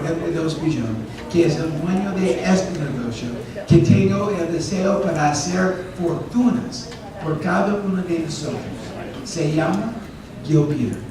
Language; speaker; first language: Spanish; non-native, fluent; English